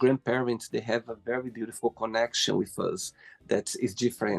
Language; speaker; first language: English; non-native, fluent; Portuguese